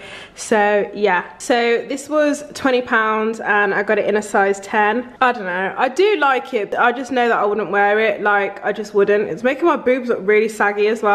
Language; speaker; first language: English; native; English